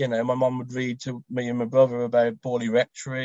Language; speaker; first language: English; native; English